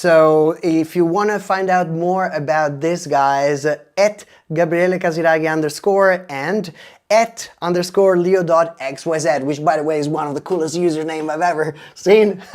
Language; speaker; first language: English; non-native, fluent; Italian